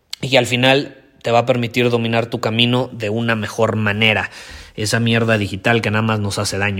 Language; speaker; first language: Spanish; native; Spanish